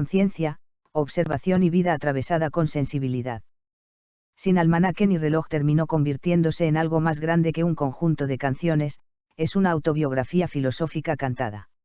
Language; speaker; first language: Spanish; native; Spanish